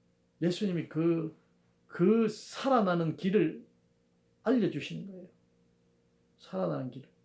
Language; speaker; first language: Korean; native; Korean